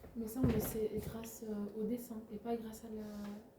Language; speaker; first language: French; native; French